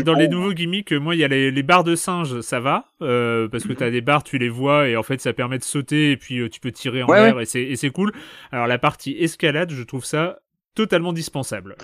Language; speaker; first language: French; native; French